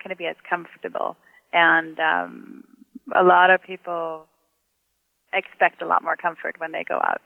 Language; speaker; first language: English; non-native, fluent; Swedish